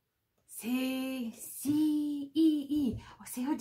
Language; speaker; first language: French; non-native, fluent; English